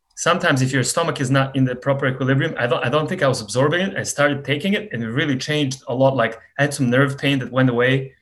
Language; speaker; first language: English; non-native, fluent; Serbian